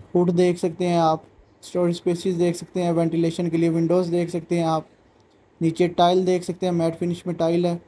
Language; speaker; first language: Urdu; non-native, local second language; Punjabi